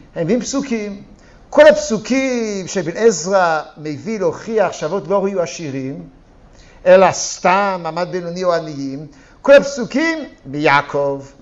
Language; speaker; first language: Hebrew; native; Hebrew